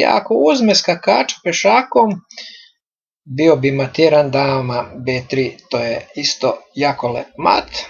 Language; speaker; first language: Serbian; native; Serbian